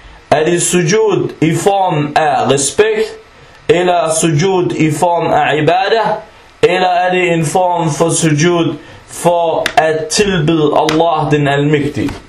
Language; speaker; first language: Danish; non-native, fluent; Arabic